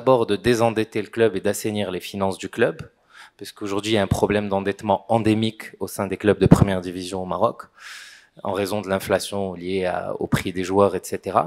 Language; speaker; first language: French; non-native, local second language; Arabic